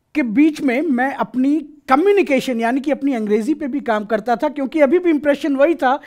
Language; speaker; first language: Hindi; native; Hindi